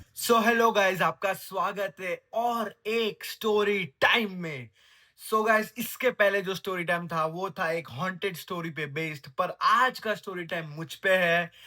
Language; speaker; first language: Hindi; non-native, local second language; Gujarati